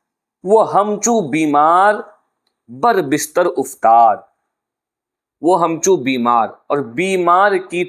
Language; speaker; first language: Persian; non-native, fluent; Urdu